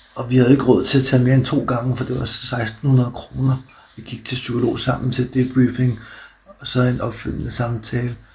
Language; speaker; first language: Danish; native; Danish